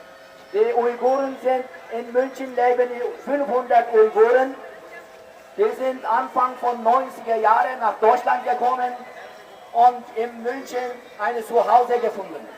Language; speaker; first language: German; non-native, fluent; Uyghur